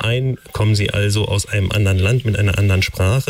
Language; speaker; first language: German; native; German